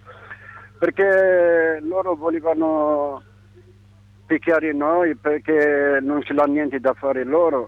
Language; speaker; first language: Italian; non-native, learner; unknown